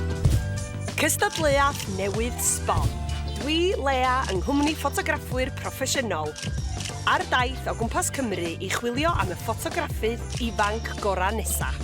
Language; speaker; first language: Welsh; native; Welsh